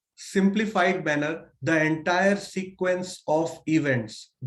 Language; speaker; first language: English; non-native, local second language; Hindi